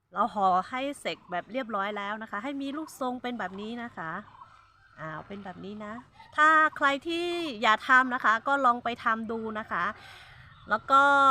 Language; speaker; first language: Thai; non-native, local second language; Hmong